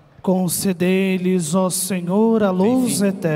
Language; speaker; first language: Portuguese; native; Portuguese